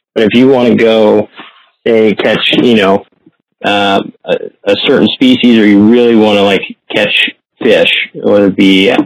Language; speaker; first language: English; native; English